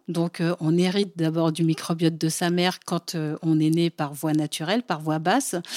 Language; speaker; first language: French; early bilingual, other home language; Bambara